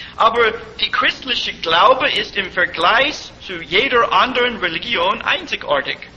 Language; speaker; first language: German; non-native, fluent; English